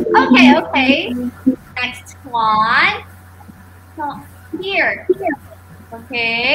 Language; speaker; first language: English; non-native, fluent; Chinese